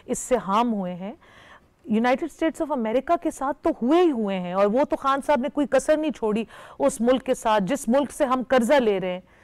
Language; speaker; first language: Hindi; native; Hindi